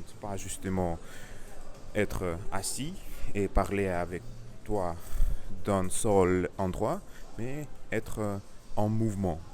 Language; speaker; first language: French; non-native, learner; Russian